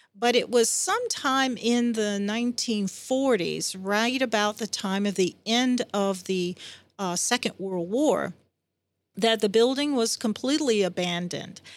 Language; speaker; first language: English; native; English